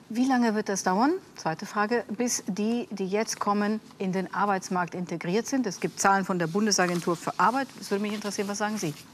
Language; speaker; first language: German; native; German